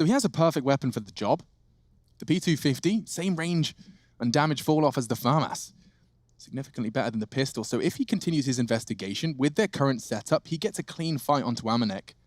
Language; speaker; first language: English; native; English